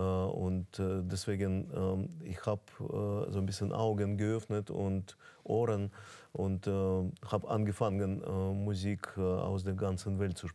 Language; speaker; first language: German; non-native, fluent; Russian